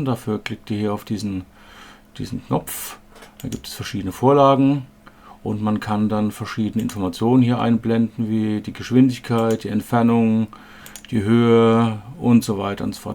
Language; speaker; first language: German; native; German